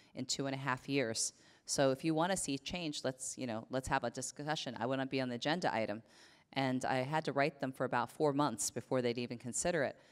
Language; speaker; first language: English; native; English